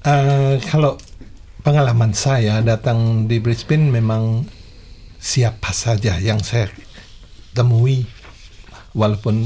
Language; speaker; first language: Indonesian; non-native, local second language; Javanese